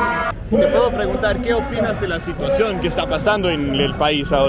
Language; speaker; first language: Spanish; non-native, learner; Danish